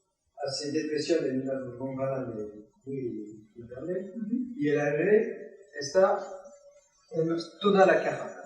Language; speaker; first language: Spanish; non-native, learner; French